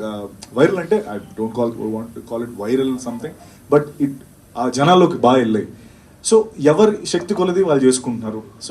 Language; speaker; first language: Telugu; native; Telugu